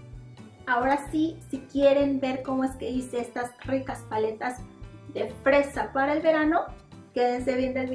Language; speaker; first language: Spanish; native; Spanish